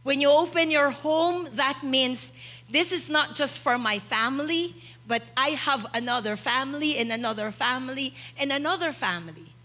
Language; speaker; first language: English; non-native, local second language; Filipino